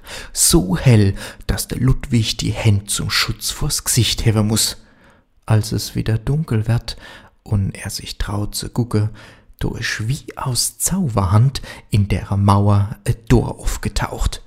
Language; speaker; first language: German; native; German